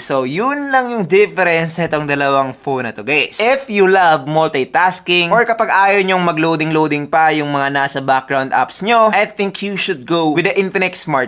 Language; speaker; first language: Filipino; native; Filipino